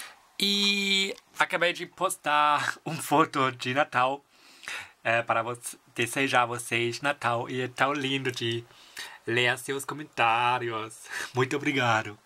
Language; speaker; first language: Portuguese; non-native, fluent; German